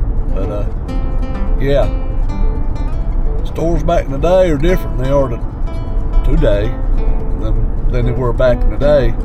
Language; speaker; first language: English; native; English